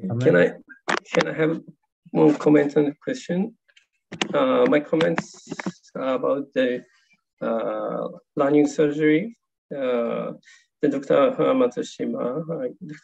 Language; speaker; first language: English; non-native, fluent; Japanese